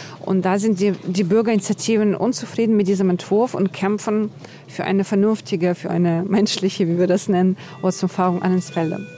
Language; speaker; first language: German; non-native, fluent; Ukrainian